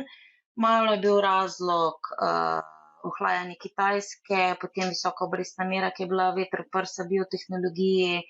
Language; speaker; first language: Slovenian; native; Slovenian